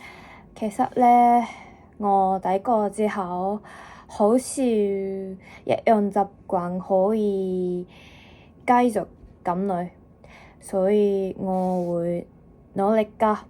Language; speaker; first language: Cantonese; non-native, learner; Japanese